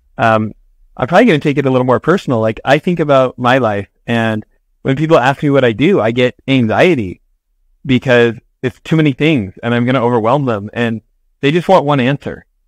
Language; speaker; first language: English; native; English